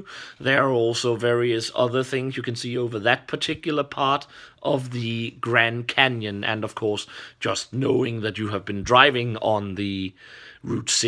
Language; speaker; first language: English; non-native, fluent; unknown